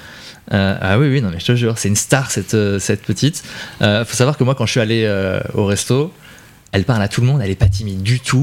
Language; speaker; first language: French; native; French